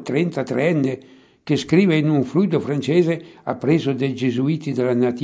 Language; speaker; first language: Italian; native; Italian